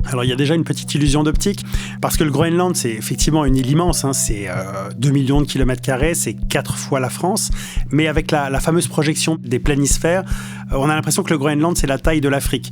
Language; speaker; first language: French; native; French